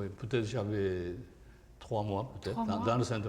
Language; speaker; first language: French; non-native, fluent; Japanese